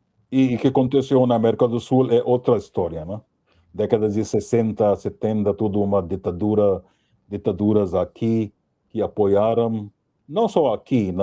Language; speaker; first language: Portuguese; non-native, fluent; Hindi